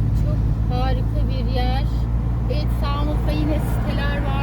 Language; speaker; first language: Turkish; native; Turkish